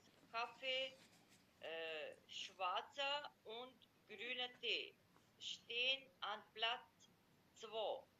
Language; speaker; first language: German; non-native, learner; Macedonian